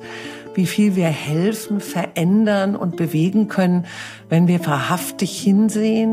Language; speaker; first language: German; native; German